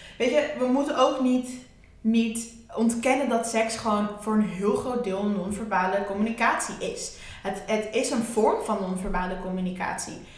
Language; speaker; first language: Dutch; native; Dutch